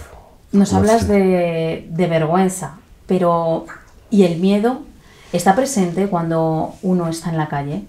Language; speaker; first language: Spanish; native; Spanish